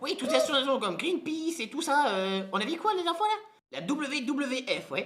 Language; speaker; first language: French; native; French